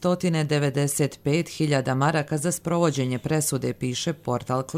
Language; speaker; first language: Serbian; native; Serbian